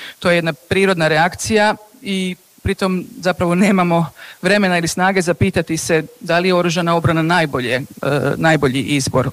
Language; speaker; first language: Croatian; native; Croatian